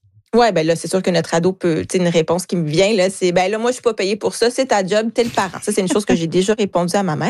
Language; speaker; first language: French; native; French